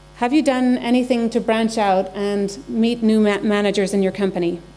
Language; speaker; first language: English; native; English